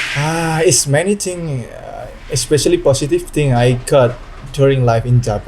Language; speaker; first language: English; non-native, learner; Indonesian